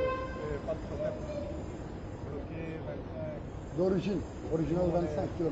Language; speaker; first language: French; native; French